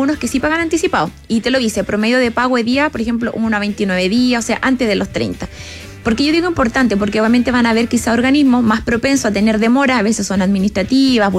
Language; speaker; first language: Spanish; native; Spanish